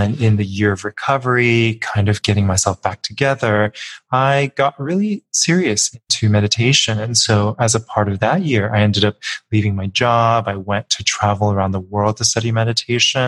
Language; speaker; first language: English; native; English